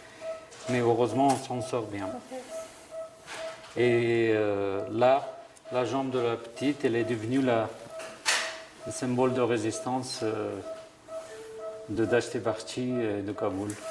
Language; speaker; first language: French; non-native, fluent; Persian